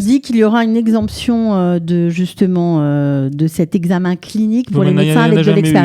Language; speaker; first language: French; native; French